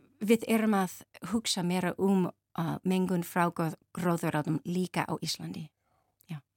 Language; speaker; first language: Icelandic; non-native, learner; English